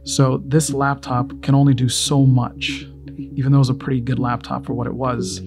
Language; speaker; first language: English; native; English